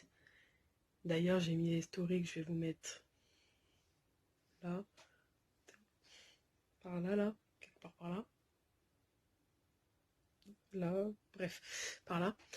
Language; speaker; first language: French; native; French